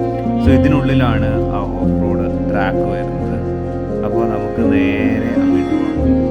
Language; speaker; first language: Malayalam; native; Malayalam